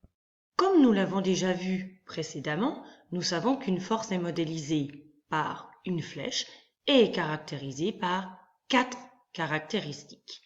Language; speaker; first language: French; native; French